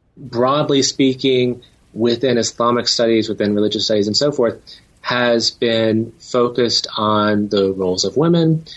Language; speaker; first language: English; native; English